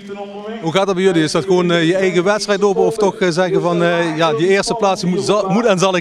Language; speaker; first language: Dutch; native; Dutch